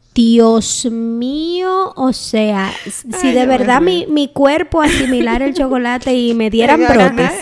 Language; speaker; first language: Spanish; native; Spanish